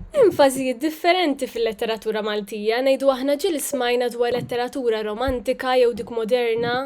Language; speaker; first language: Maltese; native; Maltese